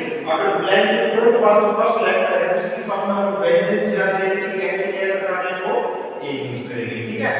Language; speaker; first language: Hindi; native; Hindi